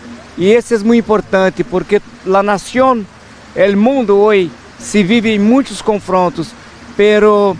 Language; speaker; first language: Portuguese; non-native, learner; Spanish